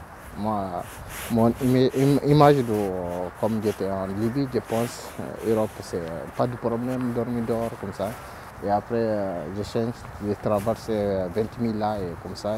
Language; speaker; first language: French; non-native, learner; Oromo